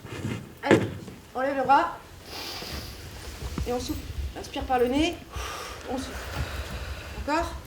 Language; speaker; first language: French; native; French